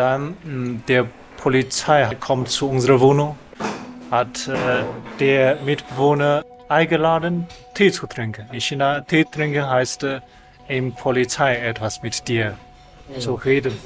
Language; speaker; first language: German; non-native, learner; Chinese